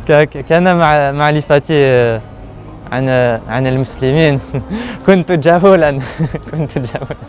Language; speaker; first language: Arabic; non-native, learner; French